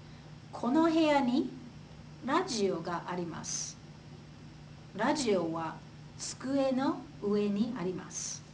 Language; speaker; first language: Japanese; non-native, fluent; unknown